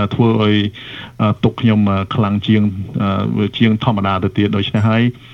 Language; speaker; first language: Khmer; early bilingual, other home language; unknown